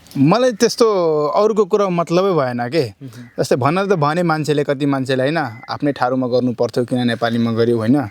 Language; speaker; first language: Nepali; non-native, local second language; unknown